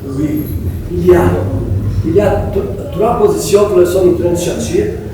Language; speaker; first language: French; non-native, fluent; Portuguese